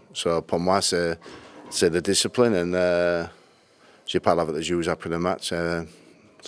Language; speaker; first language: French; non-native, learner; English